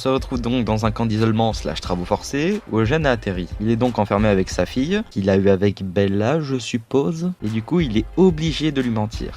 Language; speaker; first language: French; native; French